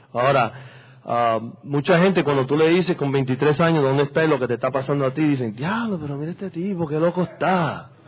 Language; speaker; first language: Spanish; early bilingual, heritage; Spanish